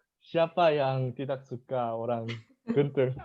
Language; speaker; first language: Indonesian; non-native, learner; Korean